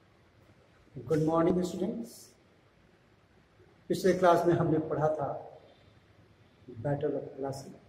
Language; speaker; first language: Hindi; native; Hindi